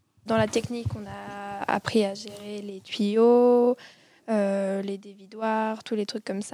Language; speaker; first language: French; native; French